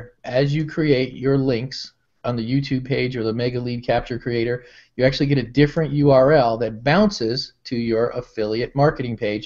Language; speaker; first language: English; native; English